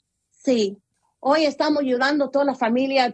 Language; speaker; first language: Spanish; early bilingual, heritage; Spanish